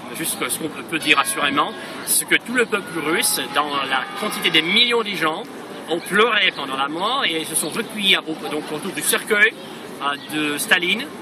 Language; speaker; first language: French; non-native, fluent; Russian